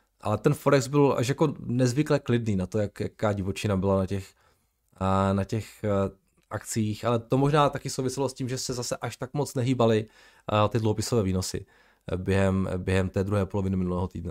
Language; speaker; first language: Czech; native; Czech